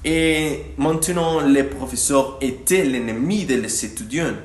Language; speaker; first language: French; non-native, learner; Spanish